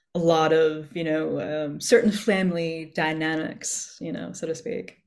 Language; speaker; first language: English; native; English